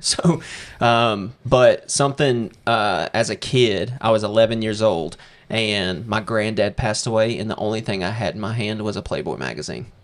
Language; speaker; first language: English; native; English